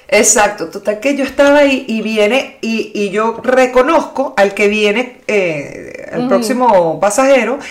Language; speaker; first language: Spanish; native; Spanish